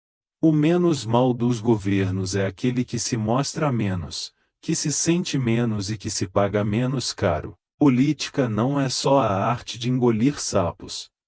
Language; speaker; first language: Portuguese; native; Portuguese